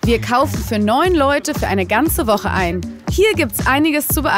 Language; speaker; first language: German; native; German